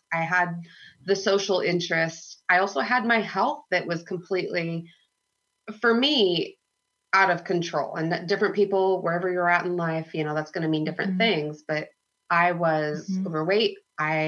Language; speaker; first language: English; native; English